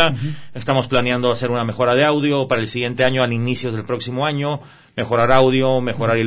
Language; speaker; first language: Spanish; native; Spanish